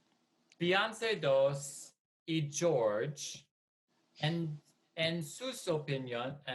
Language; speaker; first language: Spanish; non-native, fluent; English